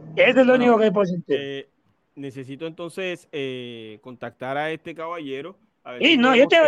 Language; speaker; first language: Spanish; native; Spanish